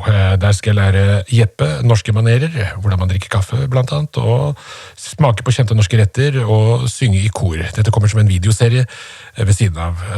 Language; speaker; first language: Norwegian; native; Norwegian